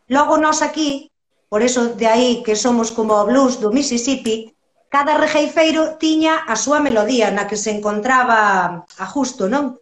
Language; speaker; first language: Galician; native; Galician